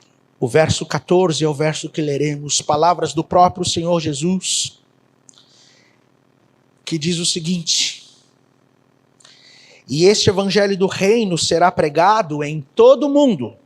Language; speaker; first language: Portuguese; native; Portuguese